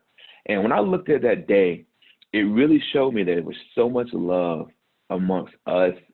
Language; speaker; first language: English; native; English